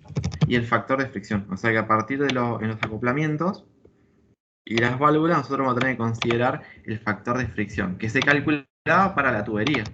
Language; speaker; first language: Spanish; native; Spanish